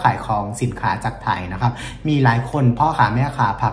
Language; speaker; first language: Thai; non-native, fluent; Vietnamese